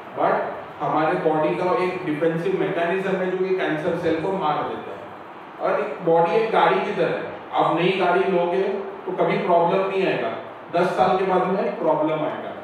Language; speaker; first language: Hindi; non-native, local second language; Marathi